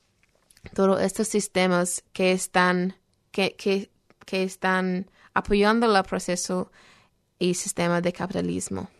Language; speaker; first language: Spanish; non-native, fluent; English